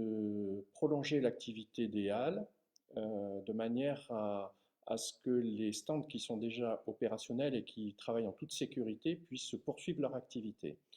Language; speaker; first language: French; native; French